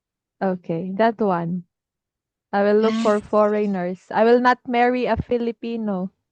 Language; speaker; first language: English; non-native, fluent; Filipino